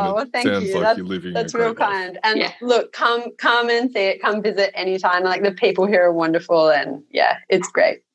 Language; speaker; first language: English; native; English